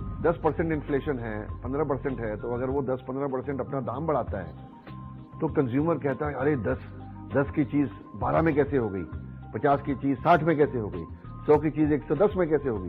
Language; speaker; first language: Hindi; native; Hindi